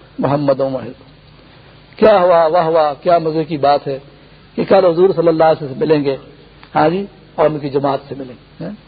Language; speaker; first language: Urdu; non-native, local second language; Pashto